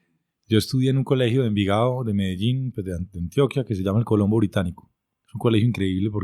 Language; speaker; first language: Spanish; native; Spanish